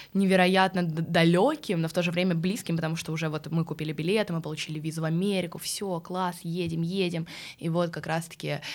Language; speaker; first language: Russian; early bilingual, other home language; Swedish